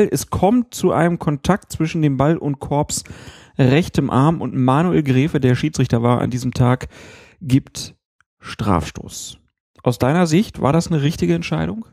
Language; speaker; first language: German; native; German